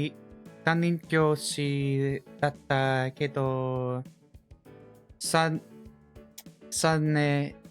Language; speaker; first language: Japanese; non-native, learner; English